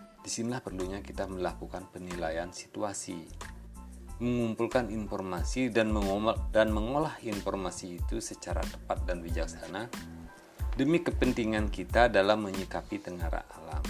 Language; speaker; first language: Indonesian; native; Indonesian